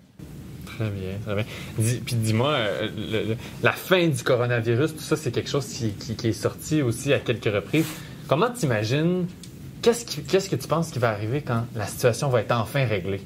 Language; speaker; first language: French; native; French